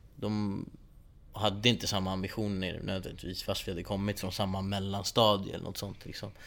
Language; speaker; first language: Swedish; early bilingual, other home language; Persian